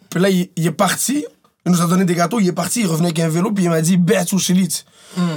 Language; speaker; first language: French; early bilingual, other home language; Arabic